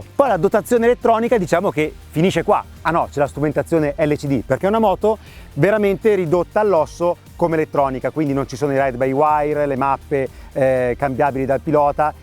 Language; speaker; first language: Italian; native; Italian